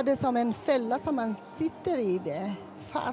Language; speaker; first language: Swedish; non-native, fluent; Persian